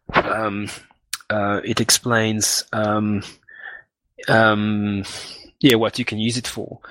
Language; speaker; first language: English; non-native, fluent; French